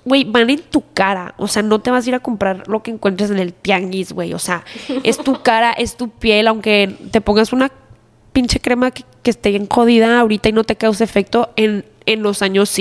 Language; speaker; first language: Spanish; native; Spanish